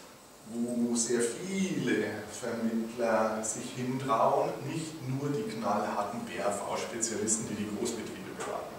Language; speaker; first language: German; native; German